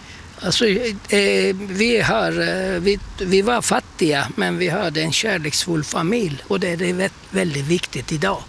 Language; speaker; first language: Swedish; non-native, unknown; Turkish